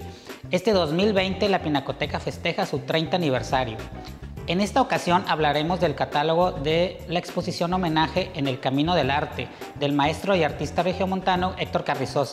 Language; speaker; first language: Spanish; native; Spanish